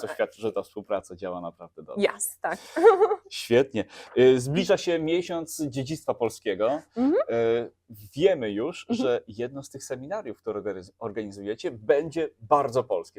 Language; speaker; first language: Polish; native; Polish